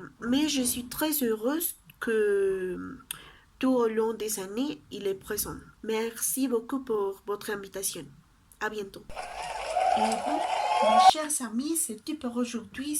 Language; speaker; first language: French; non-native, learner; Spanish